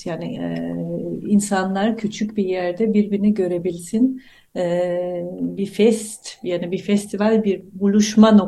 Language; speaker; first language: Turkish; non-native, fluent; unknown